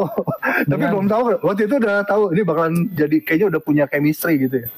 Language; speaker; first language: Indonesian; native; Indonesian